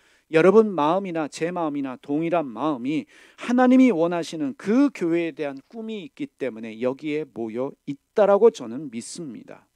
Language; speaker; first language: Korean; native; Korean